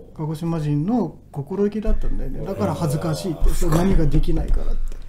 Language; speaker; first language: Japanese; native; Japanese